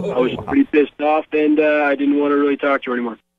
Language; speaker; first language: English; native; English